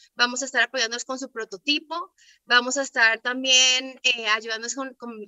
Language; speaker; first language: Spanish; native; Spanish